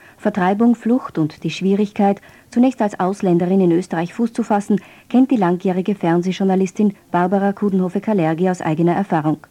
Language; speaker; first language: German; native; German